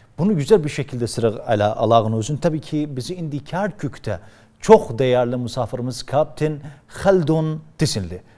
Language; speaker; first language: Turkish; native; Turkish